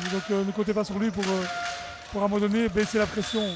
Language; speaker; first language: French; native; French